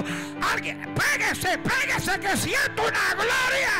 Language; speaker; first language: Spanish; native; Spanish